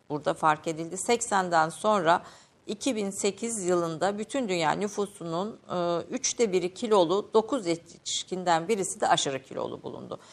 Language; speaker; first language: Turkish; native; Turkish